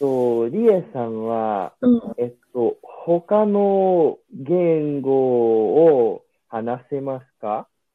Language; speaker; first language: Japanese; non-native, learner; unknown